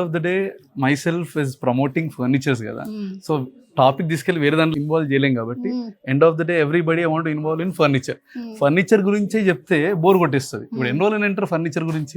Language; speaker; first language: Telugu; native; Telugu